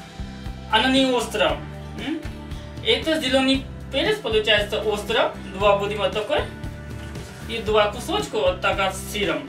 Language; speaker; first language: Russian; non-native, learner; Hindi